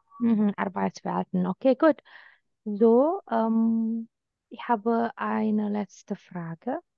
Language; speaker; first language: German; non-native, fluent; Indonesian